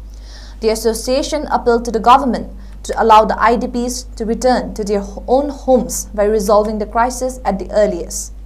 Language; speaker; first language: English; non-native, local second language; Manipuri